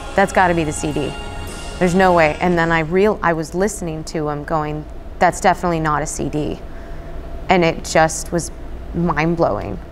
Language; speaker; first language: English; native; English